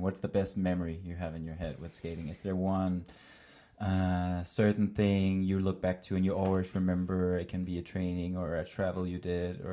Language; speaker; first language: English; non-native, fluent; Danish